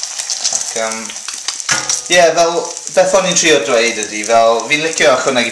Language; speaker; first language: Welsh; non-native, local second language; English